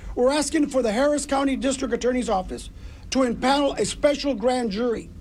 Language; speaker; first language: English; early bilingual, other home language; Spanish